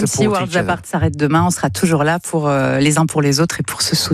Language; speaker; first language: French; native; French